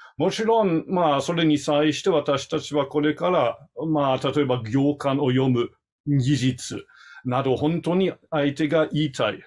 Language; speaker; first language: Japanese; non-native, fluent; German